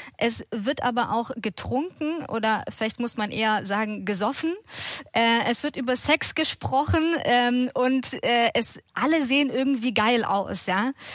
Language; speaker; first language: German; native; German